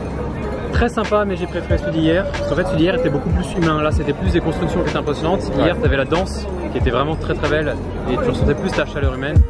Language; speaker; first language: French; native; French